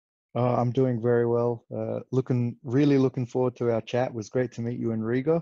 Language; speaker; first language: English; native; English